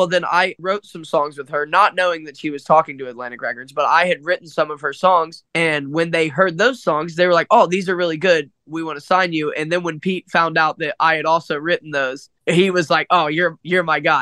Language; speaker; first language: English; native; English